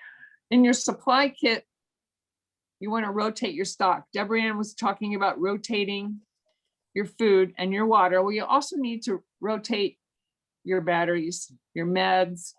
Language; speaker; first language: English; native; English